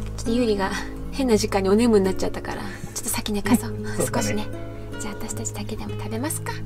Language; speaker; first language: Japanese; native; Japanese